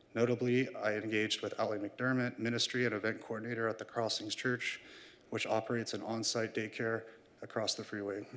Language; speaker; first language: English; native; English